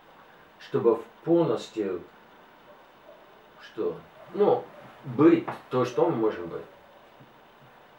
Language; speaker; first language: Russian; non-native, fluent; English